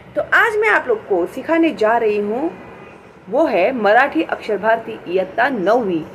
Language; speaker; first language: Hindi; non-native, local second language; Marathi